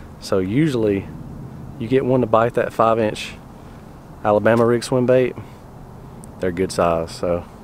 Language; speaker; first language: English; native; English